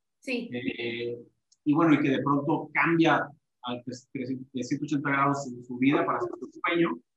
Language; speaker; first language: Spanish; native; Spanish